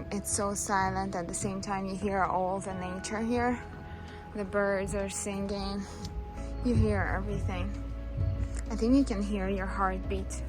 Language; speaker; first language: English; non-native, learner; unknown